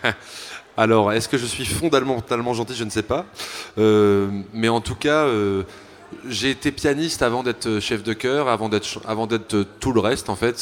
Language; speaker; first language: French; native; French